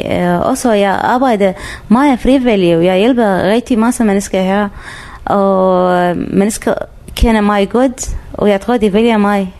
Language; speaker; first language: Danish; non-native, learner; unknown